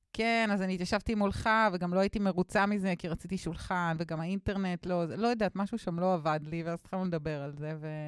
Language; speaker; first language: Hebrew; native; Hebrew